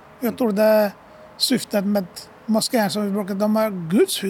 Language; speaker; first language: Swedish; non-native, fluent; Arabic